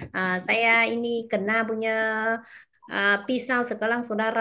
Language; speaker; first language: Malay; non-native, fluent; Vietnamese